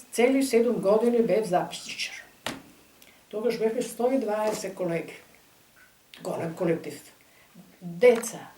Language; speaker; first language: Macedonian; native; Macedonian